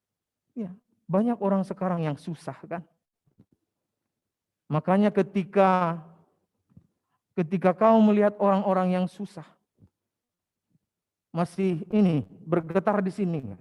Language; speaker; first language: Indonesian; native; Indonesian